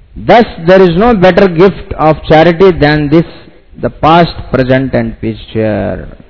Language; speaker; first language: Telugu; non-native, fluent; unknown